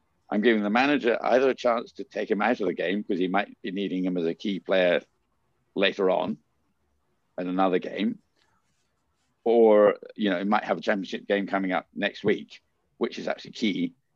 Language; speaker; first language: English; native; English